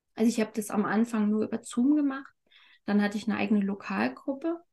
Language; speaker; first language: German; native; German